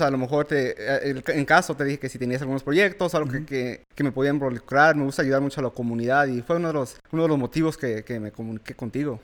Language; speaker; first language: Spanish; early bilingual, heritage; Spanish